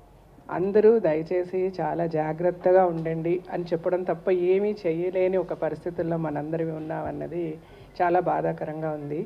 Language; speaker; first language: Telugu; native; Telugu